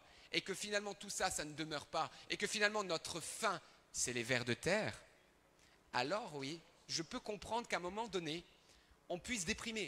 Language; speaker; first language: French; early bilingual, other home language; Arabic